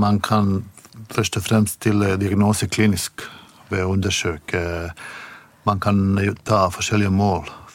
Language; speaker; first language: Norwegian; non-native, fluent; Bosnian